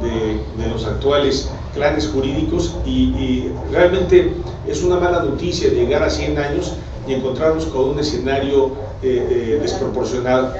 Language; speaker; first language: Spanish; native; Spanish